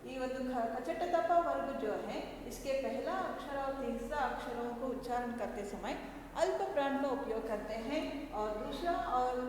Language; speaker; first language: Hindi; non-native, local second language; Kannada